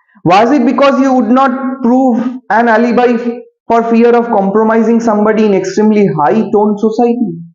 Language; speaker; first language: English; non-native, local second language; Bangla